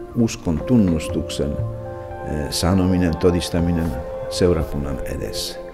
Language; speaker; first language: Finnish; non-native, fluent; Polish